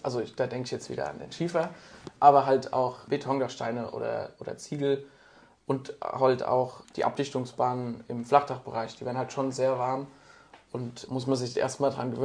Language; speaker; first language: German; native; German